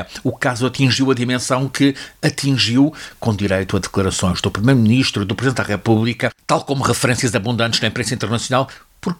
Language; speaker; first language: Portuguese; native; Portuguese